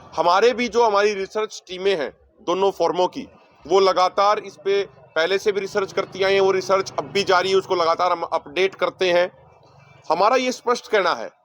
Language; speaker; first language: Hindi; native; Hindi